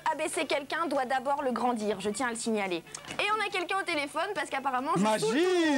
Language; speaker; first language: French; native; French